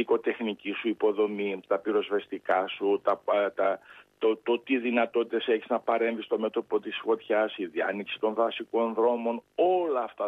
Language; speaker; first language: Greek; native; Greek